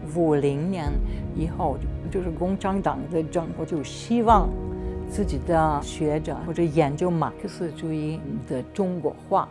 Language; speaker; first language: Chinese; non-native, fluent; Slovenian